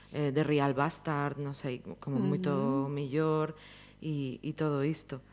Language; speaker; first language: Galician; native; Galician